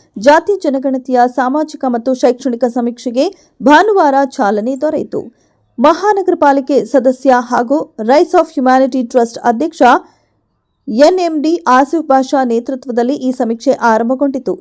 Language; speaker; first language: Kannada; native; Kannada